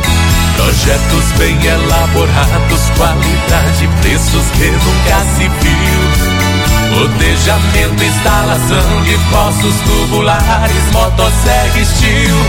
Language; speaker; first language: Portuguese; native; Portuguese